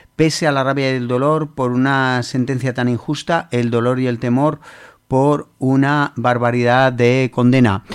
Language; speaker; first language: Spanish; native; Spanish